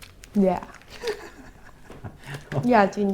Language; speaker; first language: English; non-native, learner; Thai